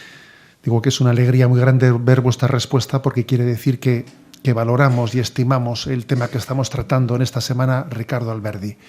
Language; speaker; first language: Spanish; native; Spanish